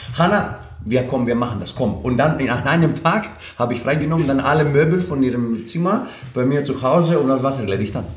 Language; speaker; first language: German; non-native, fluent; Greek